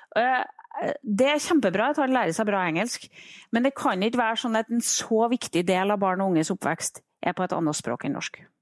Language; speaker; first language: Norwegian; native; Norwegian